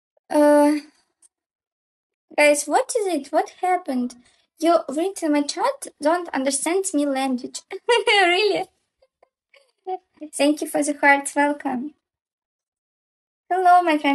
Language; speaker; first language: English; non-native, learner; Ukrainian